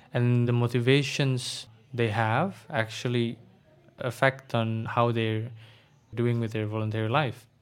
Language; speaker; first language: English; non-native, fluent; Indonesian